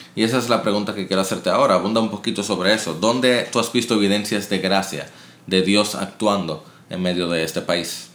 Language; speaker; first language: Spanish; native; Spanish